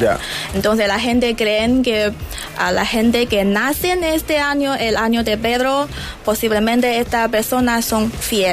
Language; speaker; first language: Spanish; non-native, learner; Chinese